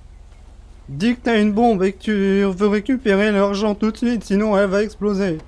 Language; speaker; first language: French; native; French